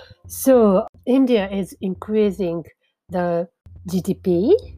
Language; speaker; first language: English; non-native, learner; Japanese